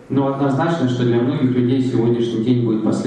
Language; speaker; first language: Russian; native; Russian